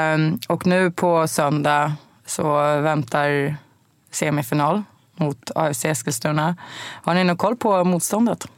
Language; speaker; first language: Swedish; native; Swedish